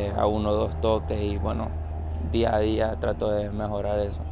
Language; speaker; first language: Spanish; early bilingual, heritage; Spanish